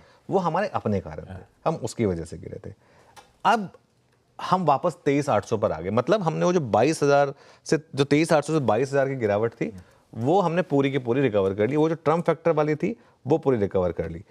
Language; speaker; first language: Hindi; native; Hindi